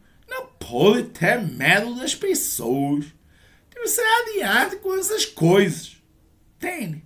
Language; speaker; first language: Portuguese; non-native, learner; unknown